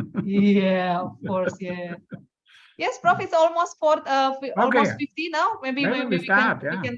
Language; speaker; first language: English; non-native, fluent; Indonesian